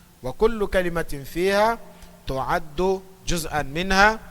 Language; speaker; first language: Arabic; non-native, fluent; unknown